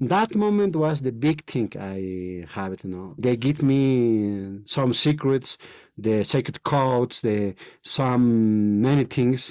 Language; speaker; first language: English; non-native, learner; Spanish